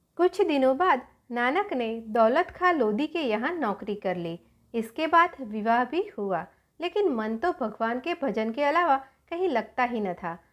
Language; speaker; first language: Hindi; non-native, local second language; Gujarati